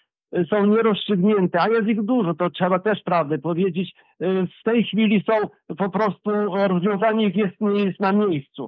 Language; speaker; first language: Polish; early bilingual, heritage; Polish